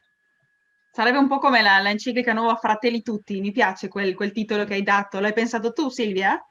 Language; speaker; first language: Italian; early bilingual, heritage; Spanish